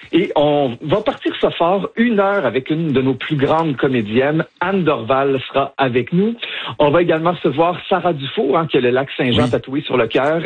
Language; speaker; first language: French; native; French